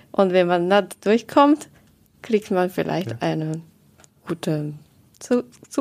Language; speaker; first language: German; non-native, learner; Japanese